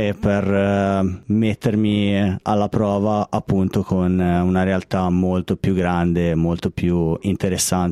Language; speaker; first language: Italian; native; Italian